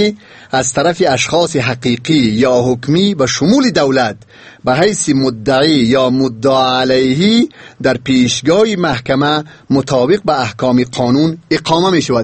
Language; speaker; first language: Persian; native; Persian